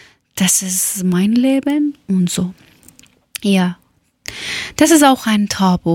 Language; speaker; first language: German; non-native, learner; Persian